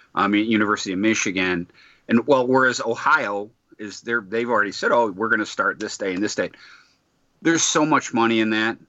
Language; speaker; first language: English; native; English